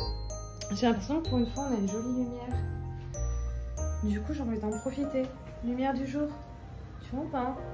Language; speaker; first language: French; native; French